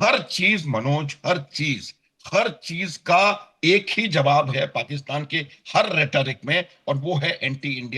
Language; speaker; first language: Hindi; native; Hindi